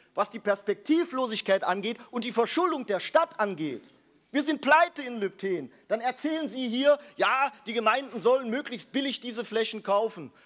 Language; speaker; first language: German; native; German